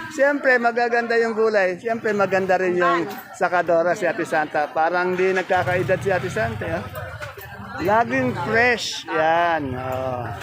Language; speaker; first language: Filipino; native; Filipino